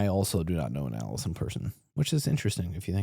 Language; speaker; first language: English; native; English